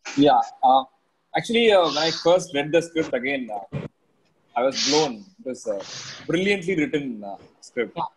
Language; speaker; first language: English; non-native, local second language; Tamil